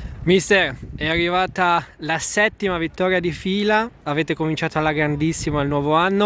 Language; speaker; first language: Italian; native; Italian